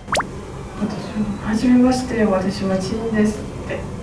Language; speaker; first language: Japanese; non-native, learner; Chinese